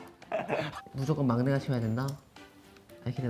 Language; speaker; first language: Korean; native; Korean